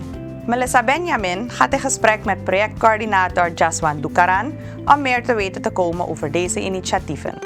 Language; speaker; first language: Dutch; native; Dutch